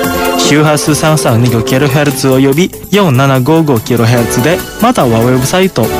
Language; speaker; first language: Japanese; non-native, fluent; Indonesian